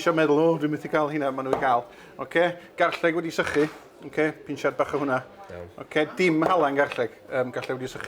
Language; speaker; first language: Welsh; native; Welsh